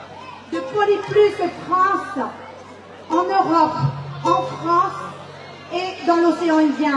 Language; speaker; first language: French; non-native, local second language; Malagasy